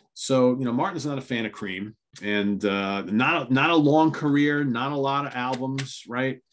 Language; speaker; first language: English; native; English